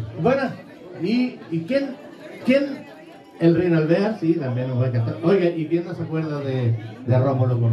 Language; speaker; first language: Spanish; native; Spanish